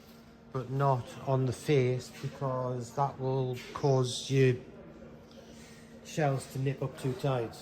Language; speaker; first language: English; native; English